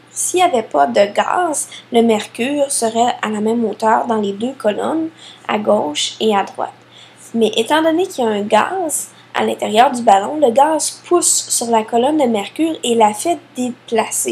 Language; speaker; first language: French; native; French